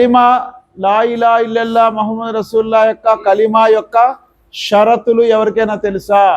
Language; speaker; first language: Telugu; non-native, local second language; Urdu